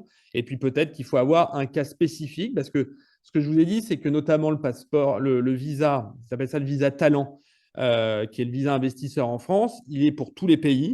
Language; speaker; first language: French; native; French